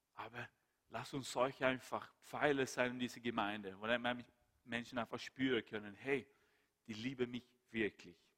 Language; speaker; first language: German; non-native, fluent; Swedish